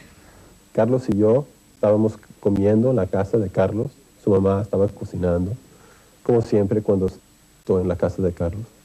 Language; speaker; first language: Spanish; early bilingual, heritage; English